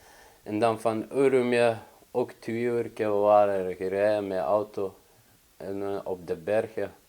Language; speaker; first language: Dutch; non-native, learner; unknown